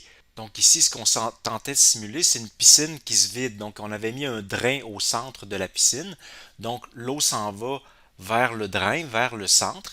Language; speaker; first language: French; native; French